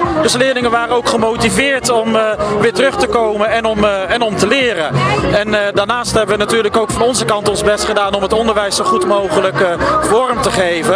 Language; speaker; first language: Dutch; non-native, local second language; Papiamento